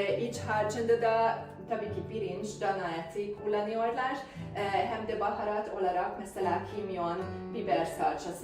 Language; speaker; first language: Turkish; non-native, fluent; Hungarian